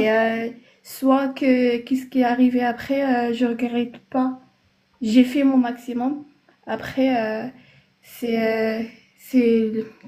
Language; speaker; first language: French; non-native, learner; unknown